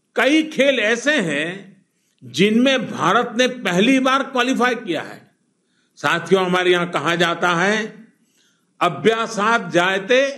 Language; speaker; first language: Hindi; non-native, local second language; Gujarati